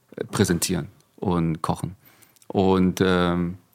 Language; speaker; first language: German; early bilingual, other home language; Korean